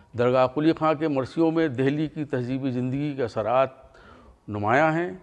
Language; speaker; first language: Urdu; native; Urdu